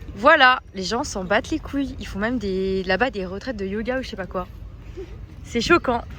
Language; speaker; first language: French; early bilingual, other home language; Vietnamese